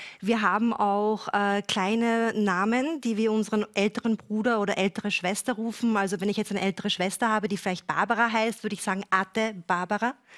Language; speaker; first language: German; early bilingual, other home language; Filipino